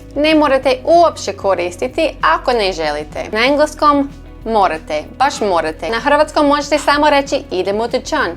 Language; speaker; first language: Croatian; non-native, learner; English